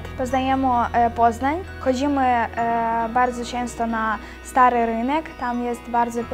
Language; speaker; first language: Polish; non-native, learner; Russian